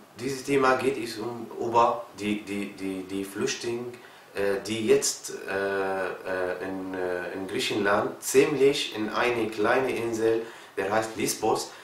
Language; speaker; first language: German; non-native, learner; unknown